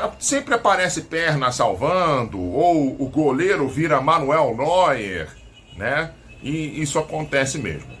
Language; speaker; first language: Portuguese; native; Portuguese